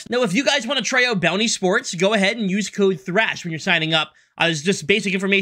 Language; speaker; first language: English; native; English